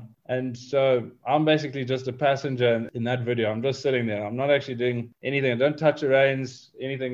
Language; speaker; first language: English; native; English